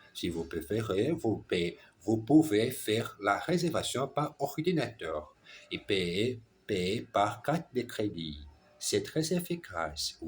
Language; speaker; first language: French; non-native, learner; German